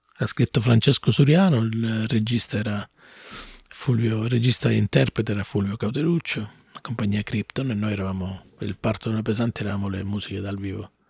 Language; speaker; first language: Italian; native; Italian